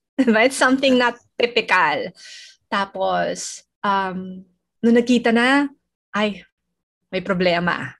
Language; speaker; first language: Filipino; native; Filipino